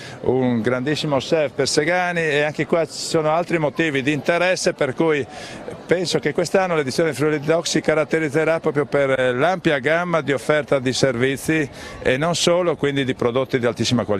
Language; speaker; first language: Italian; native; Italian